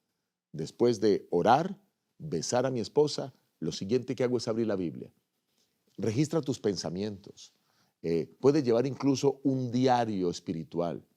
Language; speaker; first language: Spanish; native; Spanish